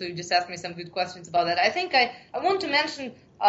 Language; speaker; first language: English; non-native, fluent; Ukrainian